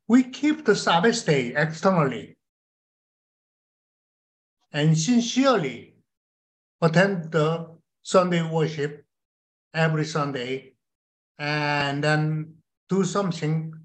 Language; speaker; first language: English; non-native, learner; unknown